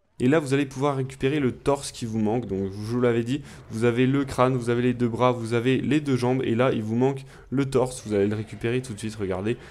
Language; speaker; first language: French; native; French